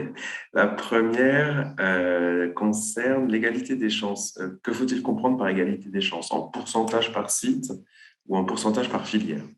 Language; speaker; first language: French; native; French